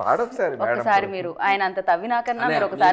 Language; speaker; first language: Telugu; native; Telugu